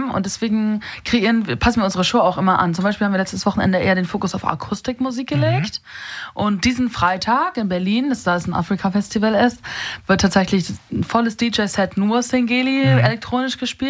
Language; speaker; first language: German; native; German